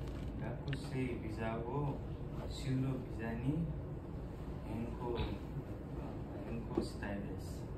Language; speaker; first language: Japanese; non-native, learner; Nepali